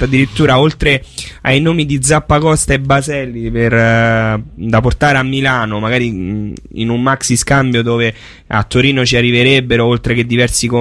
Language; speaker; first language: Italian; native; Italian